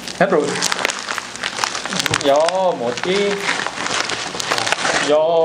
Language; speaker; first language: Vietnamese; non-native, learner; Korean